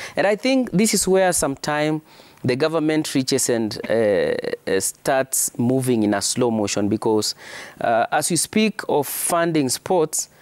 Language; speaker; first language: English; non-native, local second language; Swahili